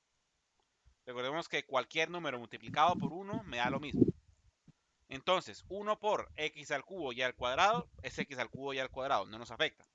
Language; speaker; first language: Spanish; native; Spanish